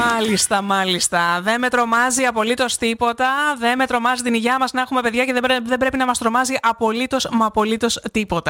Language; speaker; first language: Greek; native; Greek